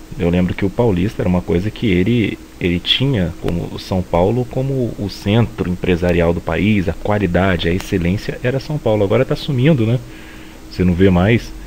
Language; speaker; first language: Portuguese; native; Portuguese